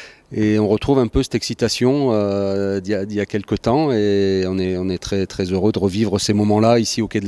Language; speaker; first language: French; native; French